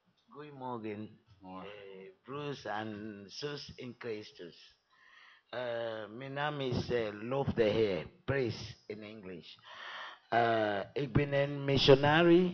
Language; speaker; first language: Dutch; non-native, learner; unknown